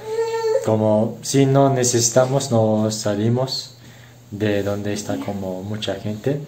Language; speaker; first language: Spanish; non-native, learner; Turkish